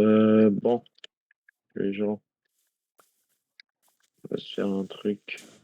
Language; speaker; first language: French; native; French